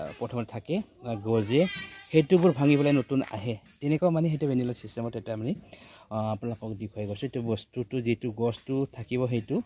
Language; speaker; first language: Assamese; non-native, local second language; Garo